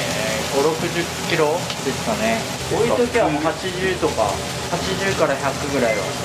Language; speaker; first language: Japanese; native; Japanese